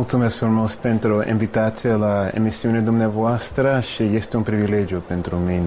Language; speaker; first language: Romanian; non-native, fluent; English